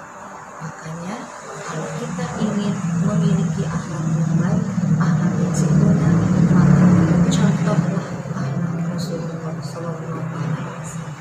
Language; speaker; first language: Indonesian; native; Indonesian